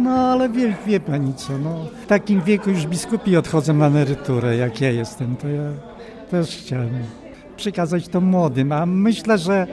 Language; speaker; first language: Polish; non-native, local second language; Ukrainian